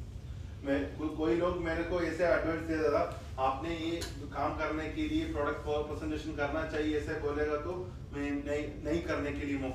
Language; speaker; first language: Hindi; non-native, fluent; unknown